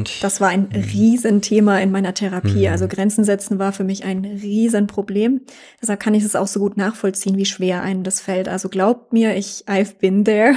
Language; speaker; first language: German; native; German